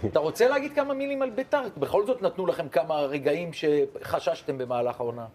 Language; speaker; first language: Hebrew; native; Hebrew